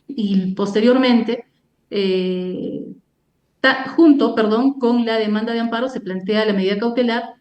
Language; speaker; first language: Spanish; native; Spanish